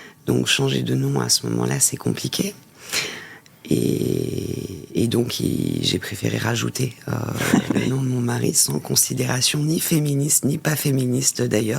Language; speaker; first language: French; native; French